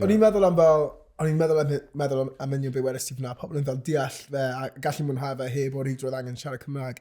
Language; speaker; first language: Welsh; native; Welsh